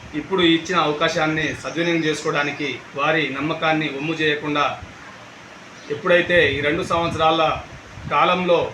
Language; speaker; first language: Telugu; non-native, local second language; Lambadi